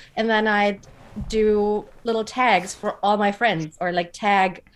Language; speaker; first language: English; non-native, fluent; German